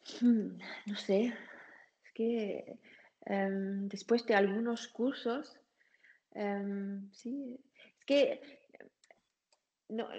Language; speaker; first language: Spanish; non-native, learner; German